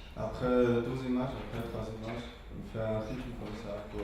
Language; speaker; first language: French; non-native, learner; Chinese